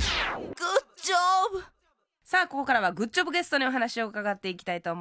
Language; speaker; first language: Japanese; native; Japanese